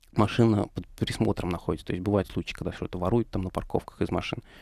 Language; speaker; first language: Russian; native; Russian